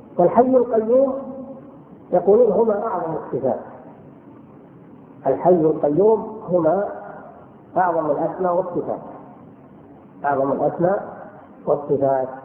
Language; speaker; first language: Arabic; native; Arabic